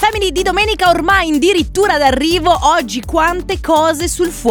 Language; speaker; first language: Italian; native; Italian